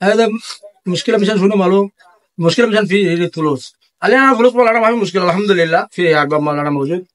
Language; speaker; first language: Arabic; non-native, learner; Bangla